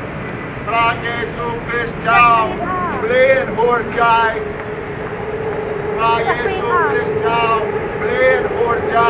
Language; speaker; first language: Thai; non-native, learner; English